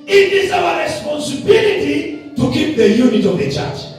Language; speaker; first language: English; non-native, local second language; Swahili